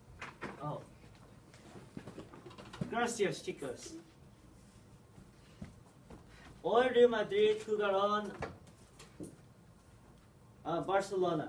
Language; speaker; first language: Spanish; non-native, learner; English